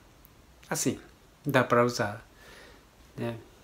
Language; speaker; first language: Portuguese; non-native, learner; Japanese